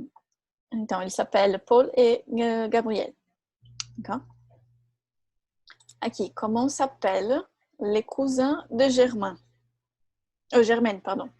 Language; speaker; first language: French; non-native, fluent; Portuguese